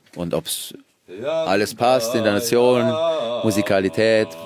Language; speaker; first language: German; native; German